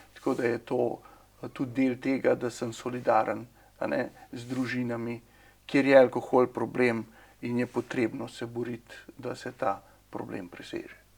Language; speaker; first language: Slovenian; native; Slovenian